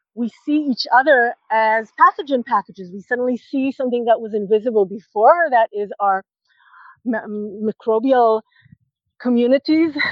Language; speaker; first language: English; non-native, fluent; Hebrew